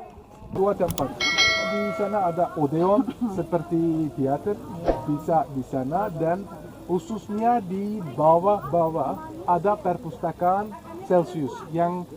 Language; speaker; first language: Indonesian; non-native, fluent; Turkish